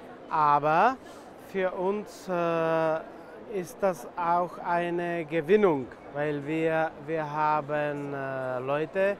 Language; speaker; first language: German; non-native, fluent; Czech